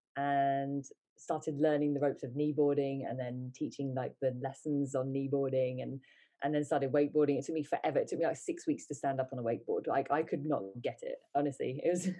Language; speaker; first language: English; native; English